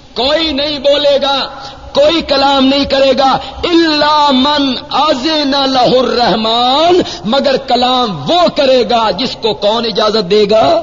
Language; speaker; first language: Urdu; non-native, local second language; Punjabi